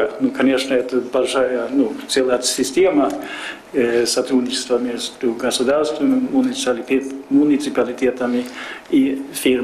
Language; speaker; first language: Russian; non-native, fluent; Swedish